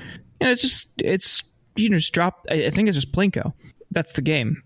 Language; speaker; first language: English; native; English